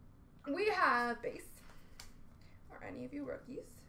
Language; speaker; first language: English; native; English